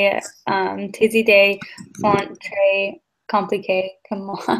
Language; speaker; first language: French; non-native, learner; English